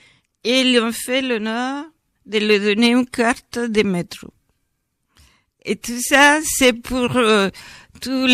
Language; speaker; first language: French; non-native, fluent; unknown